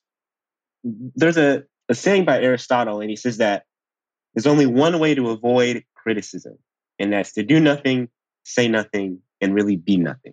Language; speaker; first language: English; native; English